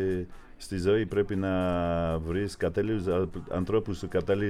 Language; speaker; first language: Greek; non-native, fluent; Polish